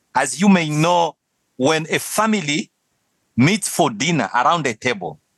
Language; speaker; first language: English; non-native, fluent; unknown